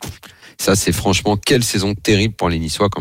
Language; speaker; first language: French; native; French